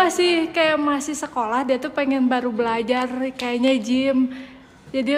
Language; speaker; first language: Indonesian; native; Indonesian